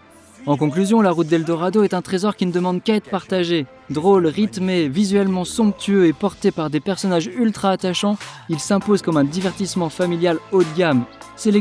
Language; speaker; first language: French; native; French